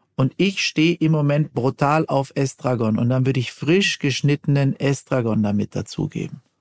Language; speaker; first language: German; native; German